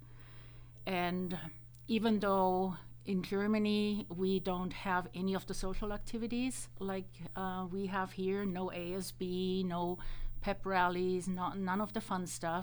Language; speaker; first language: English; non-native, fluent; German